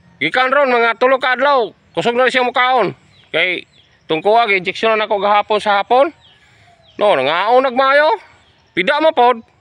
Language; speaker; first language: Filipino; non-native, local second language; Cebuano